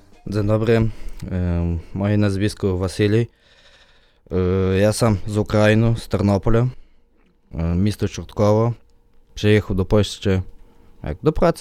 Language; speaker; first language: Polish; non-native, learner; Ukrainian